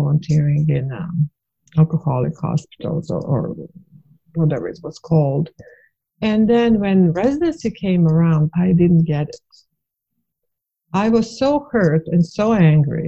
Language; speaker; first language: English; non-native, fluent; Bosnian